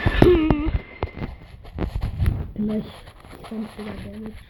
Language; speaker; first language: German; early bilingual, other home language; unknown